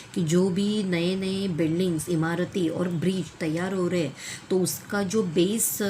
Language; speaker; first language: Hindi; non-native, local second language; Marathi